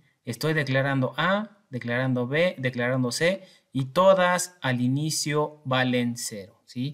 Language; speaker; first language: Spanish; native; Spanish